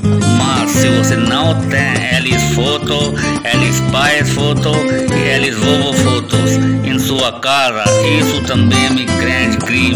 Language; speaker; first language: Portuguese; non-native, learner; Hindi